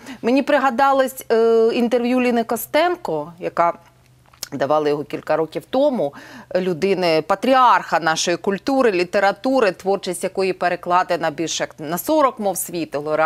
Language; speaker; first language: Ukrainian; native; Ukrainian